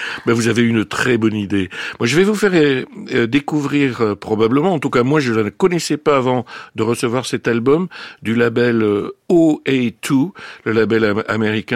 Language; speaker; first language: French; native; French